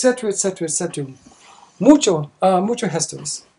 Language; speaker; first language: Spanish; non-native, learner; English